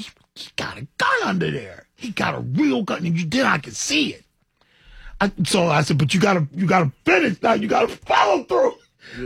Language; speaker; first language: English; native; English